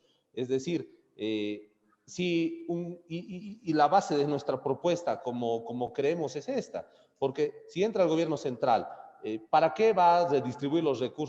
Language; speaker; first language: Spanish; native; Spanish